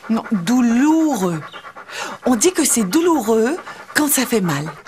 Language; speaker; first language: French; native; French